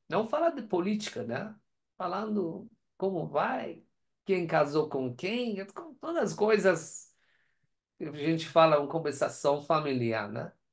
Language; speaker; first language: Portuguese; non-native, learner; Persian